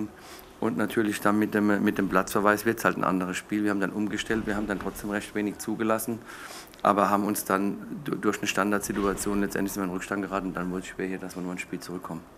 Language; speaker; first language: German; native; German